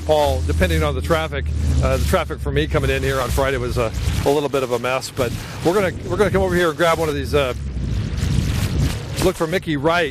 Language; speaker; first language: English; native; English